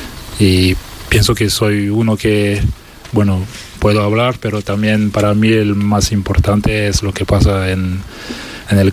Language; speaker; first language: Spanish; non-native, fluent; French